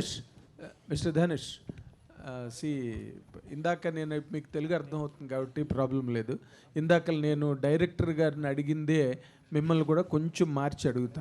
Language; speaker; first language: Telugu; native; Telugu